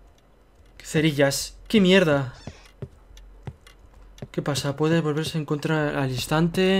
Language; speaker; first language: Spanish; native; Spanish